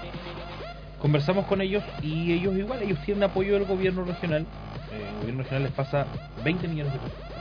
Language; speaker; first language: Spanish; native; Spanish